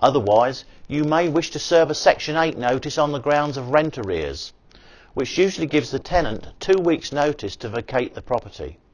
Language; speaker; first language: English; native; English